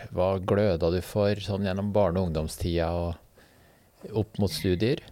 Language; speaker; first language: Norwegian; native; Norwegian